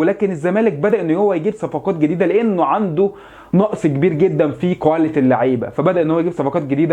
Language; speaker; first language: Arabic; native; Arabic